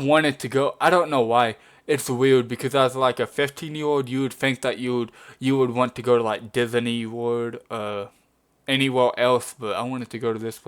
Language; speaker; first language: English; native; English